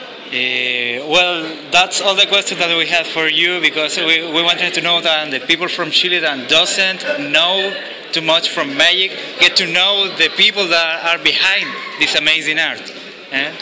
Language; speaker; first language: English; non-native, learner; Spanish